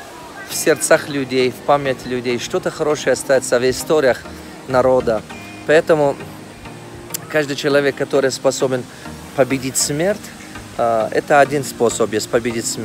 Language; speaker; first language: Russian; non-native, local second language; Tajik